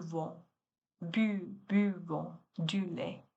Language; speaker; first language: French; non-native, learner; Chinese